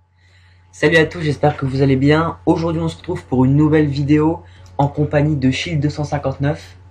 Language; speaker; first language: French; native; French